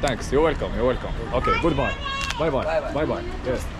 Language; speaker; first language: English; non-native, learner; Arabic